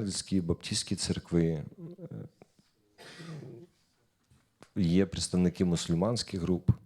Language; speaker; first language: Ukrainian; non-native, local second language; Russian